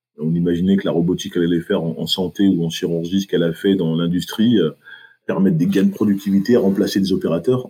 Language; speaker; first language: French; early bilingual, other home language; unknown